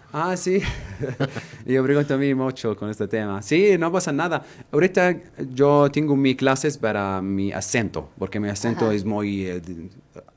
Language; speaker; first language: Spanish; non-native, learner; Arabic